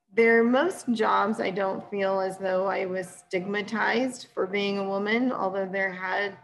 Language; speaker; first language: English; native; English